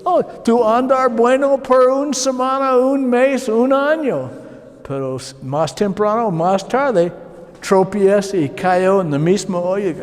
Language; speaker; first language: Spanish; non-native, learner; English